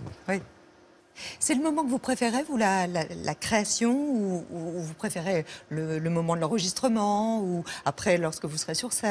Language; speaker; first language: French; native; French